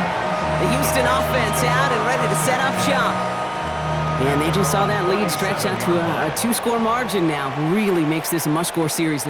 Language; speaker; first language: English; native; English